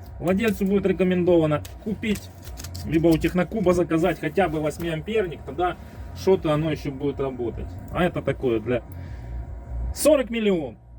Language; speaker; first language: Russian; native; Russian